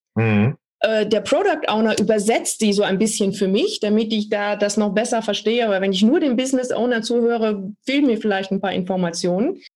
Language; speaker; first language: German; native; German